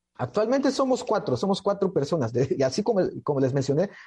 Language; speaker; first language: Spanish; native; Spanish